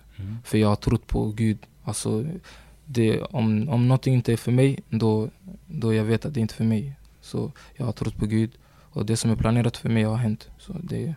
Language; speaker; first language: Swedish; early bilingual, other home language; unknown